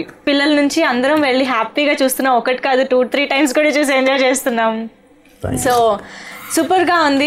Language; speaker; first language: Telugu; native; Telugu